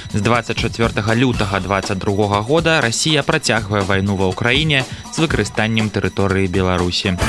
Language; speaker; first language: Belarusian; native; Belarusian